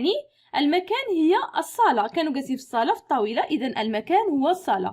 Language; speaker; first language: Arabic; native; Arabic